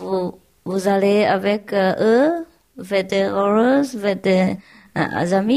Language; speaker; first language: French; non-native, learner; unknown